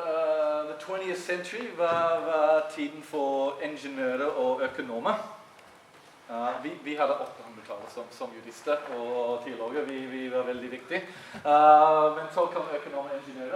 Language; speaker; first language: Norwegian; non-native, fluent; English